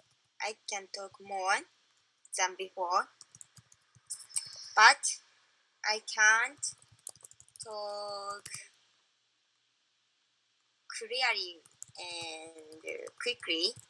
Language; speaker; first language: English; non-native, learner; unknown